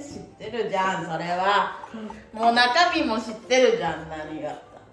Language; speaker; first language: Japanese; native; Japanese